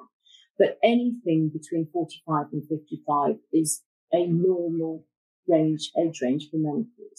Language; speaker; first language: English; native; English